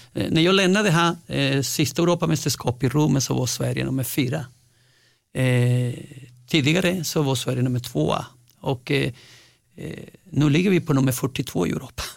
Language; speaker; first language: Swedish; non-native, fluent; Spanish